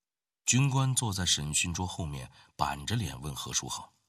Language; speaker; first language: Chinese; native; Chinese